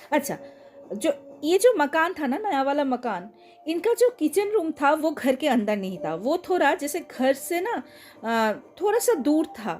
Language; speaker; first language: Hindi; non-native, local second language; Bangla